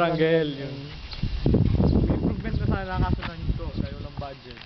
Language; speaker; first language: Filipino; non-native, local second language; Bikol